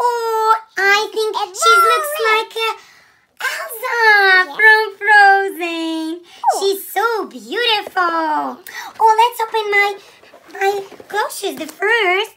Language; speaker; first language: English; non-native, learner; Russian